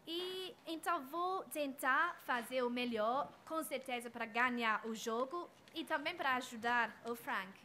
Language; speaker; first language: Portuguese; non-native, fluent; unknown